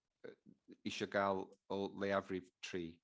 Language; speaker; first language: Welsh; non-native, local second language; English